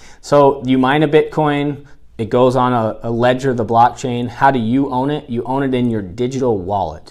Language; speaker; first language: English; native; English